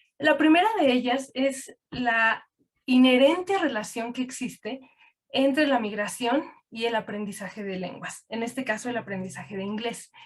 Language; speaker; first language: Spanish; native; Spanish